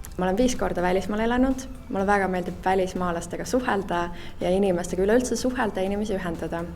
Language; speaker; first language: Estonian; native; Estonian